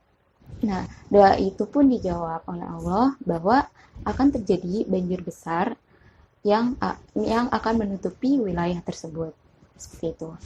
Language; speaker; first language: Indonesian; native; Indonesian